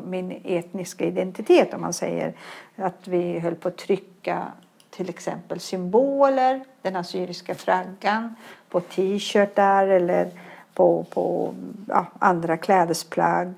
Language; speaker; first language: Swedish; early bilingual, other home language; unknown